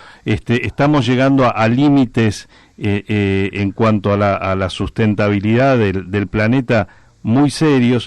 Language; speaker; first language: Spanish; native; Spanish